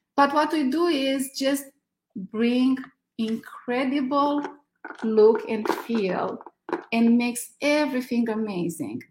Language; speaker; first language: English; non-native, fluent; Romanian